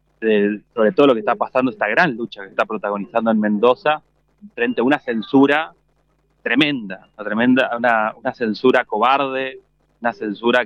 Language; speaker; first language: Spanish; native; Spanish